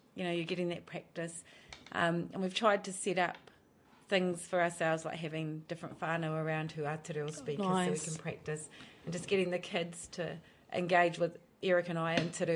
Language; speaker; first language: English; native; English